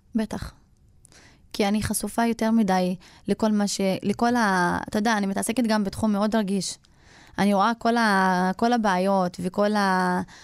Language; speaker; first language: Hebrew; non-native, local second language; Arabic